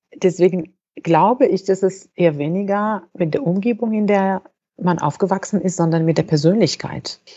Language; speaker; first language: German; non-native, fluent; Arabic